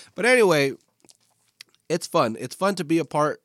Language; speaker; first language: English; native; English